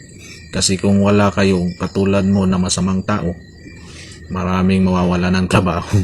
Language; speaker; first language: Filipino; native; Filipino